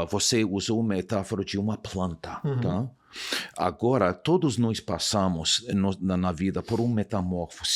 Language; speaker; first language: Portuguese; non-native, fluent; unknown